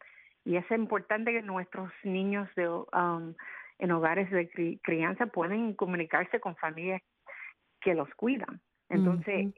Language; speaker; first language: Spanish; early bilingual, other home language; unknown